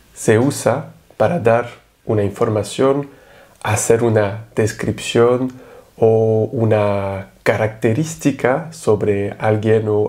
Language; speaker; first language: Spanish; non-native, fluent; French